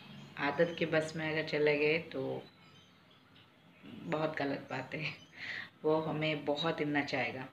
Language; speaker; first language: Hindi; non-native, local second language; Odia